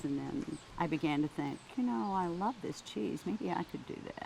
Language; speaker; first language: English; native; English